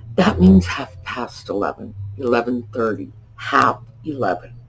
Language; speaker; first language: English; native; English